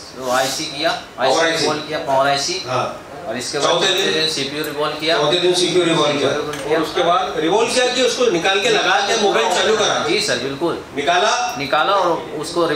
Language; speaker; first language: Hindi; native; Hindi